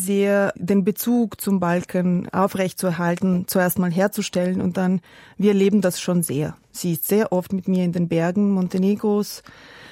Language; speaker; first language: German; non-native, fluent; Serbian